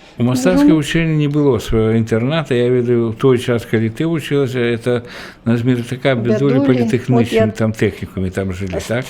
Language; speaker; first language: Belarusian; native; Belarusian